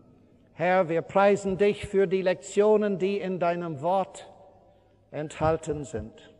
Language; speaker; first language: German; non-native, fluent; English